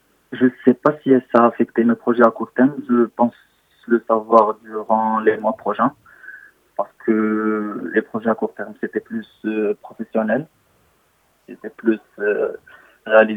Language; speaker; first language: French; non-native, local second language; Arabic